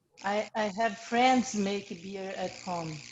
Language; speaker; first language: English; non-native, learner; Portuguese